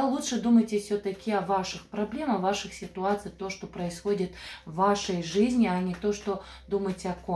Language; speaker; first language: Russian; non-native, fluent; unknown